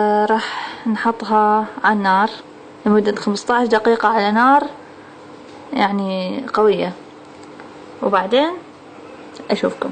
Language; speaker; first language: Arabic; native; Arabic